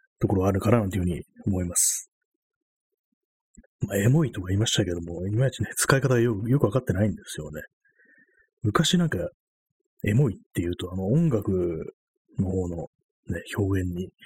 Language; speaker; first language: Japanese; native; Japanese